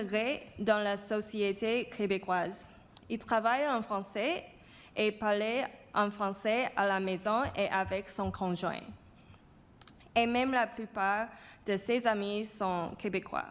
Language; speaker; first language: French; non-native, fluent; Chinese